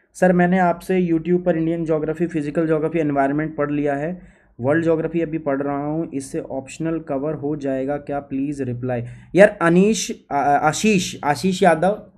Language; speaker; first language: Hindi; native; Hindi